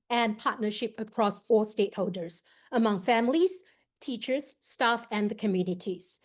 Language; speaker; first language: English; non-native, local second language; Chinese